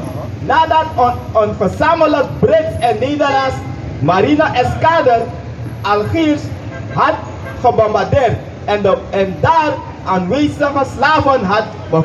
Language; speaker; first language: Dutch; non-native, local second language; Sranan Tongo